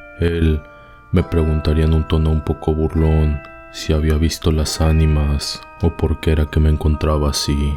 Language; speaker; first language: Spanish; native; Spanish